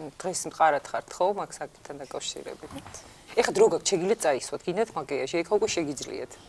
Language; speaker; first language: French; non-native, fluent; Georgian